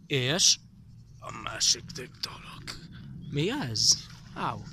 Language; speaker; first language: Hungarian; non-native, learner; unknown